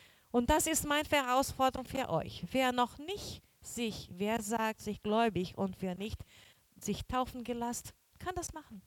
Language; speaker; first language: German; non-native, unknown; Portuguese